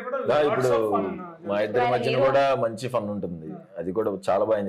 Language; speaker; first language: Telugu; native; Telugu